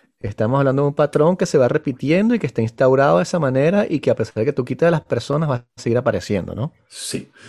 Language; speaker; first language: Spanish; native; Spanish